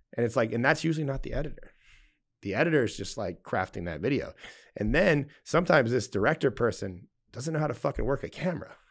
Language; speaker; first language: English; native; English